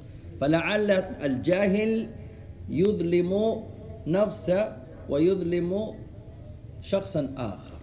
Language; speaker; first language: Arabic; non-native, fluent; English